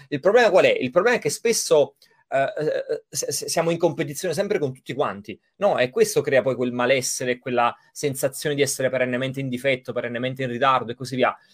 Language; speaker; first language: Italian; native; Italian